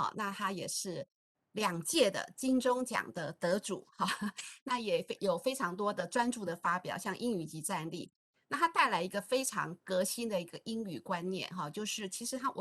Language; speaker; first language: Chinese; native; Chinese